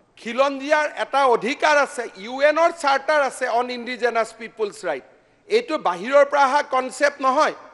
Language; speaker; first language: Assamese; native; Assamese